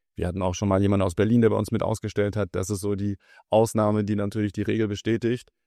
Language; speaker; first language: German; early bilingual, other home language; Russian